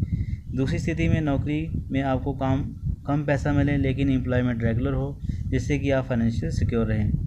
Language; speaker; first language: Hindi; native; Hindi